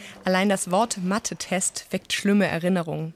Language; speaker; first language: German; native; German